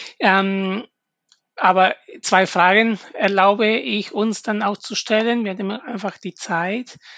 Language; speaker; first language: German; non-native, fluent; Spanish